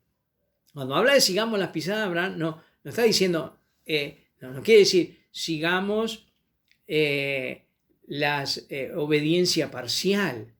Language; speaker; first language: Spanish; native; Spanish